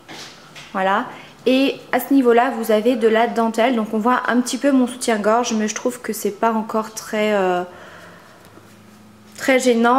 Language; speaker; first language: French; native; French